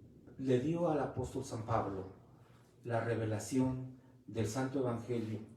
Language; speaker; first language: Spanish; native; Spanish